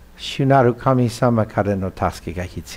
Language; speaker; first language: Japanese; non-native, fluent; English